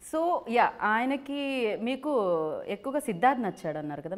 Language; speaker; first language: Telugu; native; Telugu